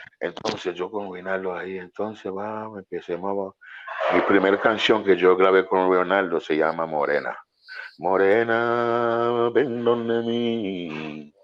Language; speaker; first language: Spanish; non-native, fluent; English